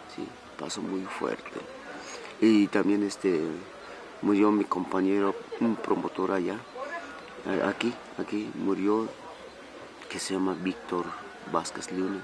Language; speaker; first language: Spanish; non-native, local second language; Tzotzil